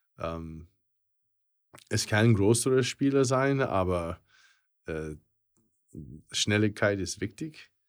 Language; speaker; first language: German; non-native, fluent; English